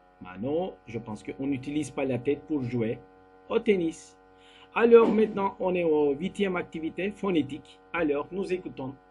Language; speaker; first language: French; non-native, fluent; Turkish